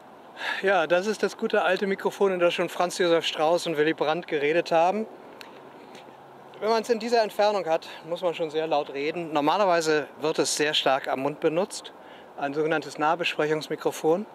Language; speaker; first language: German; native; German